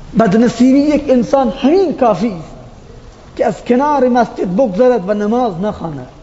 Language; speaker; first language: Persian; non-native, local second language; Baluchi